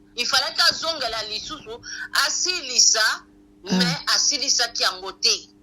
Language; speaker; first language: Lingala; non-native, local second language; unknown